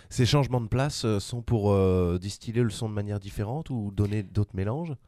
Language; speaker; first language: French; native; French